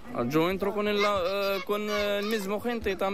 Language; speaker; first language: Spanish; non-native, learner; Arabic